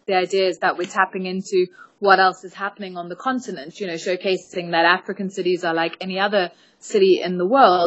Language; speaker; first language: English; native; English